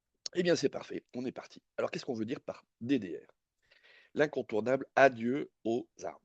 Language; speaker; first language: French; native; French